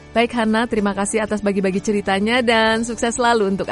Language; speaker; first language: Indonesian; native; Indonesian